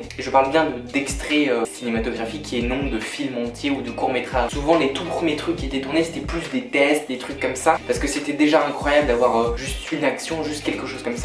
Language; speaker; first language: French; native; French